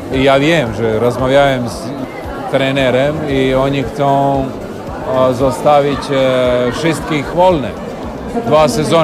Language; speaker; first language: Polish; non-native, learner; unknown